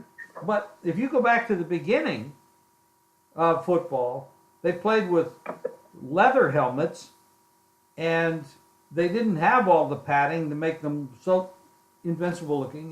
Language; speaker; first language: English; native; English